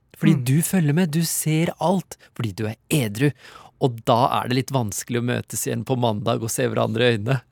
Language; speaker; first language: Norwegian; early bilingual, other home language; Urdu